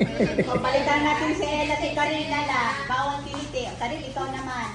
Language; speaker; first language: Filipino; native; Filipino